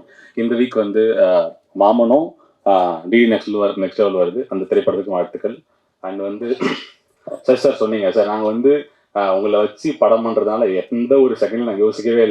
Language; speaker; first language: Tamil; native; Tamil